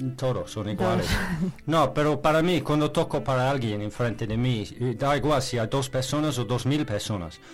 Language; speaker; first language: Spanish; non-native, learner; English